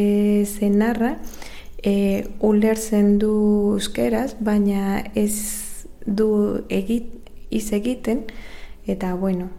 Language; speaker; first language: Basque; non-native, learner; Spanish